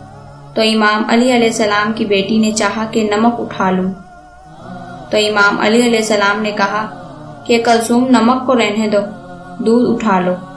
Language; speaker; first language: Urdu; native; Urdu